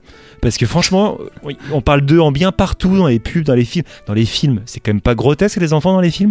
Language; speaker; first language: French; native; French